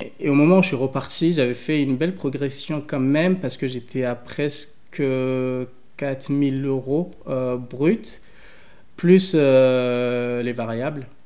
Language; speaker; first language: French; early bilingual, other home language; English